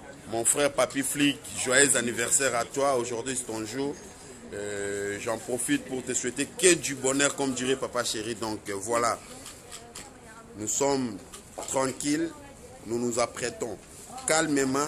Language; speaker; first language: French; non-native, local second language; Lingala